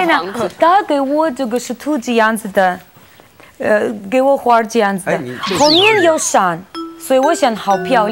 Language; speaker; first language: Chinese; non-native, learner; Russian